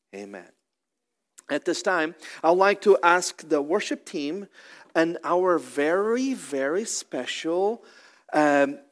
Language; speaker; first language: English; non-native, fluent; Portuguese